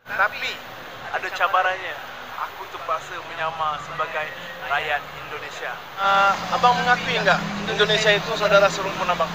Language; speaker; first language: Malay; native; Malay